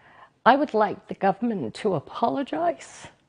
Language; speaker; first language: English; native; English